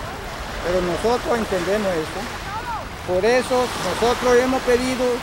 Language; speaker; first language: Spanish; non-native, local second language; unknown